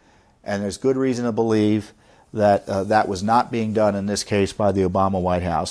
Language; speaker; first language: English; native; English